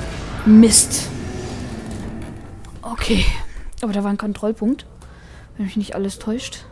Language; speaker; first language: German; native; German